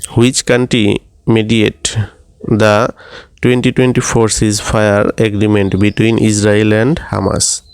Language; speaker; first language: English; non-native, local second language; Bangla